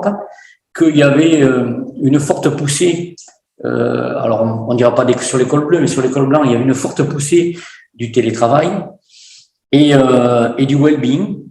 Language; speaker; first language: French; native; French